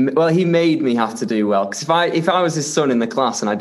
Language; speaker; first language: English; native; English